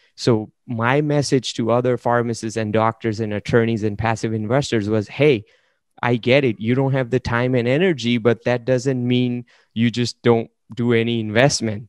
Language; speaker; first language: English; non-native, local second language; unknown